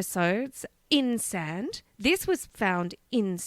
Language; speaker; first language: English; native; English